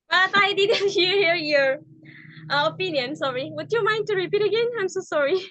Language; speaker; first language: English; non-native, learner; Indonesian